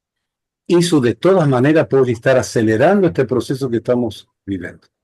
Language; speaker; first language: Portuguese; non-native, fluent; Spanish